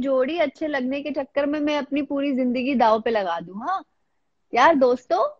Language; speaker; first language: Hindi; native; Hindi